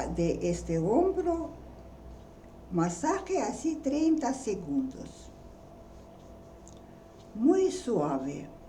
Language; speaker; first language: Spanish; non-native, learner; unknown